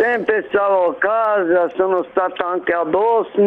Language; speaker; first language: Italian; non-native, fluent; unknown